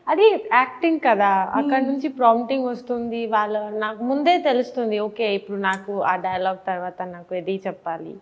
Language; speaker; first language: Telugu; non-native, fluent; Bangla